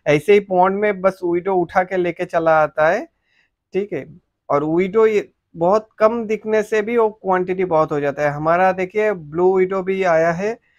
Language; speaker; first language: Hindi; native; Hindi